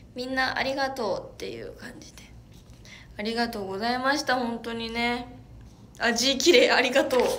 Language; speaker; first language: Japanese; native; Japanese